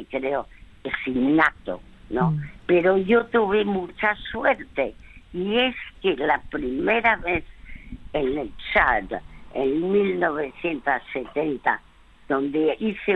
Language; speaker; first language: Spanish; early bilingual, other home language; French